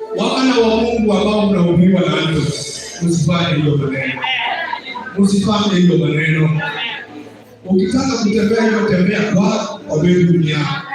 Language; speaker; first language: Swahili; non-native, local second language; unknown